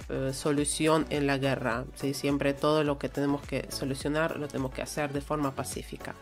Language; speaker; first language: Spanish; non-native, fluent; Russian